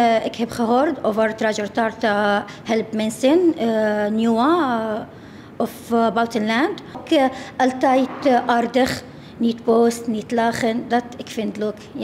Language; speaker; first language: Dutch; non-native, learner; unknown